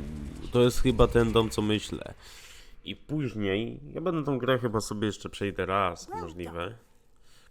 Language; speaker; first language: Polish; native; Polish